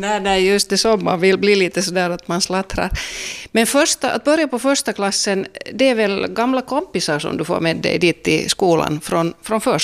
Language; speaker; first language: Swedish; native; Swedish